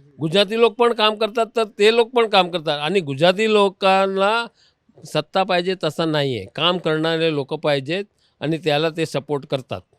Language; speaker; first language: Marathi; non-native, local second language; Gujarati